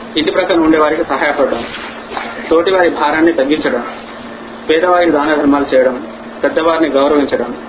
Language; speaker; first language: Telugu; non-native, local second language; Urdu